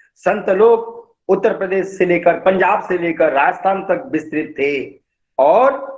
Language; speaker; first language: Hindi; non-native, local second language; Odia